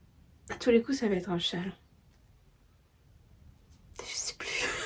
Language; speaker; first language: French; native; French